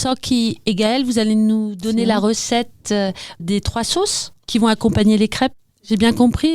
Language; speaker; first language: French; native; French